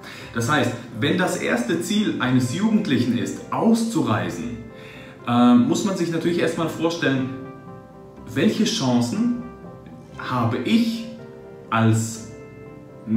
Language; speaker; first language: German; early bilingual, other home language; Russian